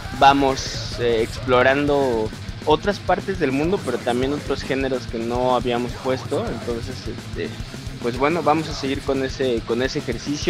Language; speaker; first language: Spanish; native; Spanish